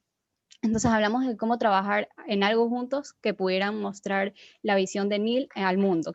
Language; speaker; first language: Spanish; native; Spanish